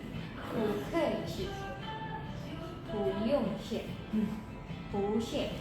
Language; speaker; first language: Chinese; non-native, learner; Indonesian